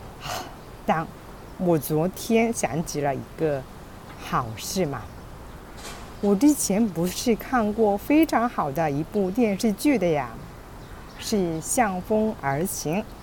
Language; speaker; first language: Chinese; non-native, fluent; Japanese